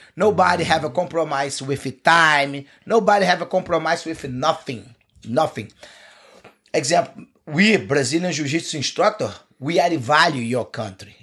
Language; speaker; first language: English; non-native, learner; Portuguese